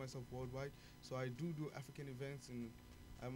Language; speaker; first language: English; non-native, local second language; Yoruba